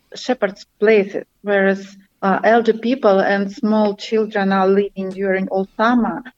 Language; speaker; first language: English; non-native, fluent; Armenian